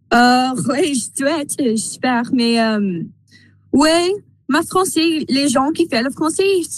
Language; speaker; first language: French; non-native, local second language; English